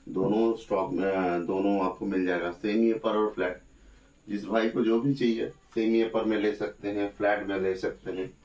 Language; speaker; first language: Hindi; non-native, local second language; Bangla